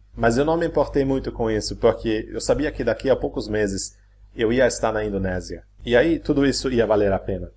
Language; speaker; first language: Portuguese; non-native, fluent; German